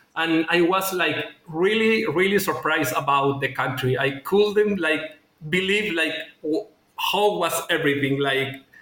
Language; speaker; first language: English; non-native, fluent; Spanish